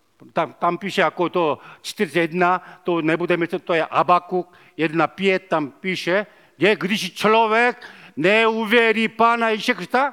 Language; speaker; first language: Czech; non-native, learner; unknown